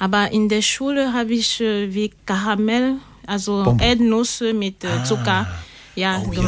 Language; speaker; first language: German; non-native, learner; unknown